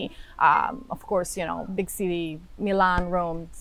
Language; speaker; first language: English; non-native, fluent; Italian